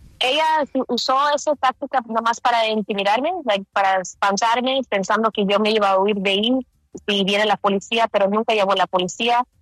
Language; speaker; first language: Spanish; early bilingual, heritage; Spanish